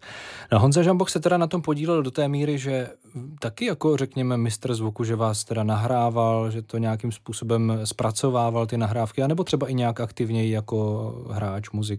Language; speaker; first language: Czech; native; Czech